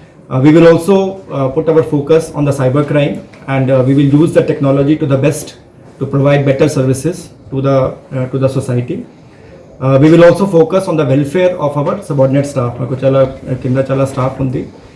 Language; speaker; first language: English; non-native, local second language; Telugu